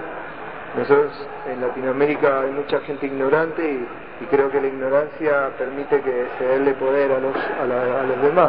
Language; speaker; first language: Spanish; native; Spanish